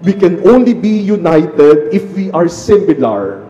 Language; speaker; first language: English; non-native, local second language; Filipino